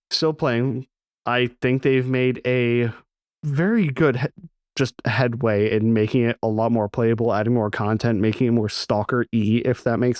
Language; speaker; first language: English; native; English